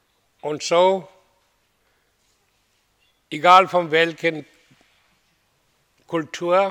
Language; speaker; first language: German; non-native, fluent; Hindi